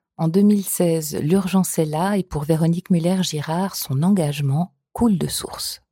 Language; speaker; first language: French; native; French